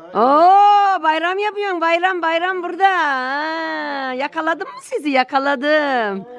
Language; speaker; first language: Turkish; early bilingual, heritage; Turkish